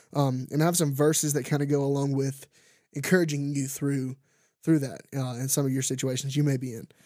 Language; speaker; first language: English; native; English